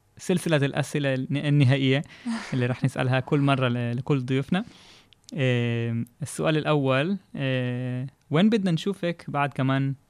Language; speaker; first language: Arabic; non-native, fluent; Hebrew